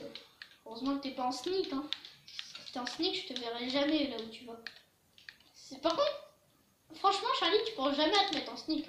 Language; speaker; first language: French; native; French